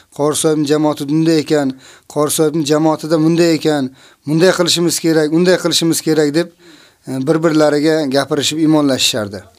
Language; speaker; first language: Uzbek; native; Uzbek